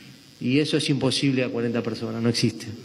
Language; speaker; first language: Spanish; native; Spanish